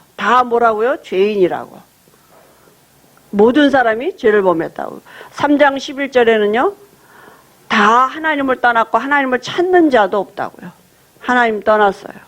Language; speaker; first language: Korean; native; Korean